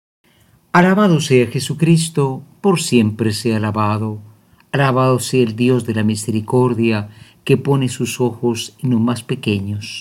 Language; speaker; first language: Spanish; native; Spanish